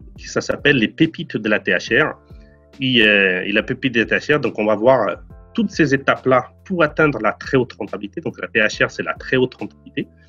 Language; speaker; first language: French; non-native, fluent; Portuguese